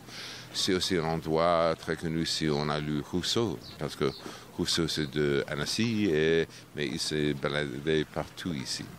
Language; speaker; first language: French; non-native, fluent; English